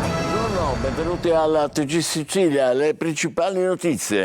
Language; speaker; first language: Italian; native; Italian